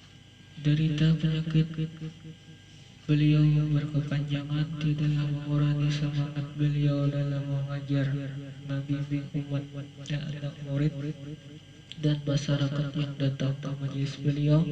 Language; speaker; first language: Indonesian; native; Indonesian